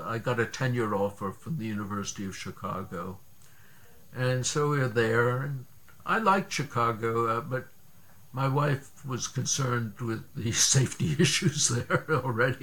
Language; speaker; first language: English; native; English